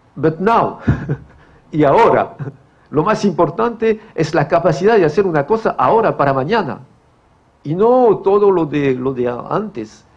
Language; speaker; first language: Spanish; non-native, fluent; French